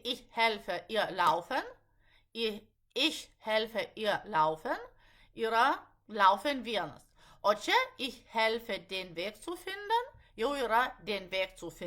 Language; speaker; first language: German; non-native, fluent; Lithuanian